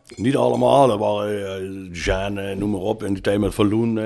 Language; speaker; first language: Dutch; native; Dutch